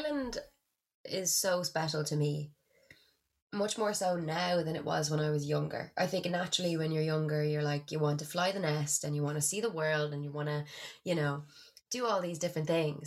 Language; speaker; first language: English; native; English